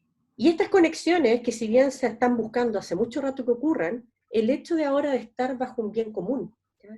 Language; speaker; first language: Spanish; native; Spanish